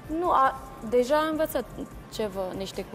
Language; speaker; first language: Romanian; non-native, learner; Filipino